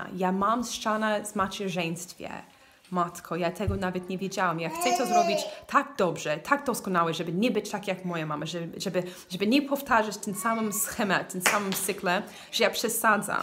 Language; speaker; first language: Polish; non-native, learner; English